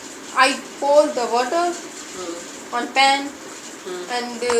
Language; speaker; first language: English; non-native, learner; Hindi